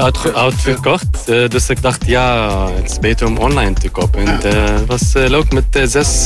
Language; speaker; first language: Dutch; non-native, learner; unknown